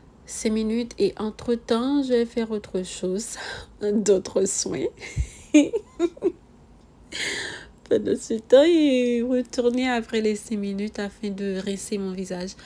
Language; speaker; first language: French; non-native, local second language; Haitian Creole